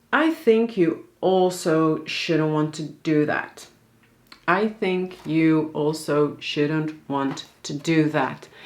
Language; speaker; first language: English; non-native, fluent; Dutch